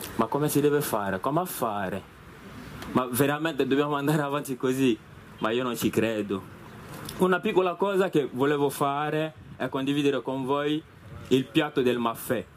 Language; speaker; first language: Italian; non-native, fluent; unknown